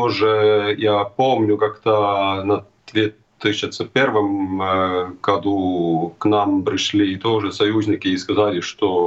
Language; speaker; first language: Russian; non-native, fluent; Estonian